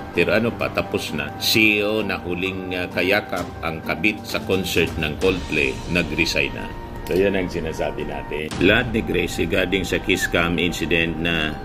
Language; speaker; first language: Filipino; non-native, local second language; Bikol